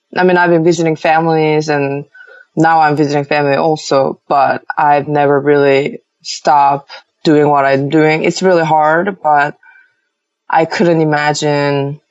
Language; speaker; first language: English; non-native, fluent; Korean